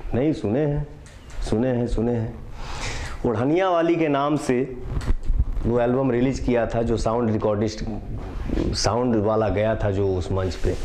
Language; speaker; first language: Hindi; non-native, local second language; Bhojpuri